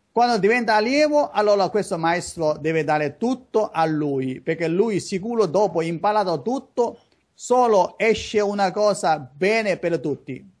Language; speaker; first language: Italian; non-native, learner; Chinese